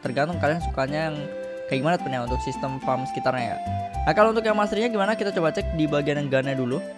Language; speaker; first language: Indonesian; native; Indonesian